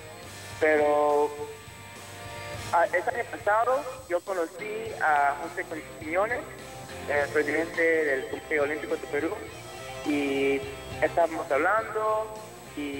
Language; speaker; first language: Spanish; early bilingual, heritage; English